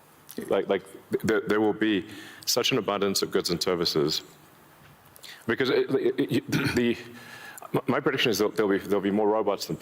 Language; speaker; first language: English; early bilingual, other home language; Afrikaans